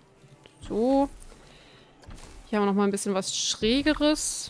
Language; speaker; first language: German; native; German